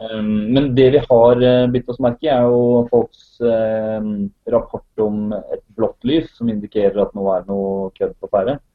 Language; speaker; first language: Norwegian; native; Norwegian